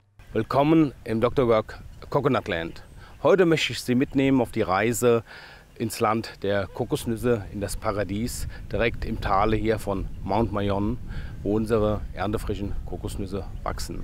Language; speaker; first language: German; native; German